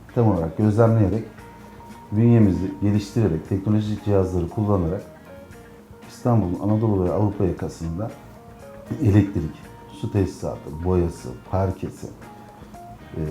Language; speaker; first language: Turkish; native; Turkish